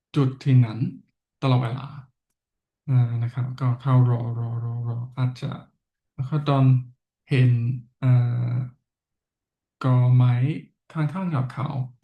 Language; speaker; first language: Thai; non-native, learner; English